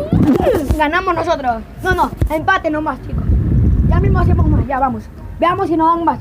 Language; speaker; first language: Spanish; native; Spanish